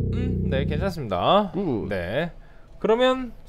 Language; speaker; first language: Korean; native; Korean